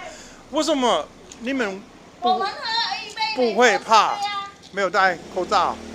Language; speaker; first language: Chinese; non-native, learner; English